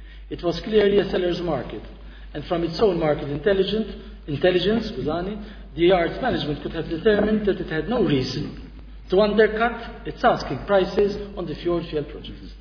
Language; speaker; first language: English; non-native, local second language; Maltese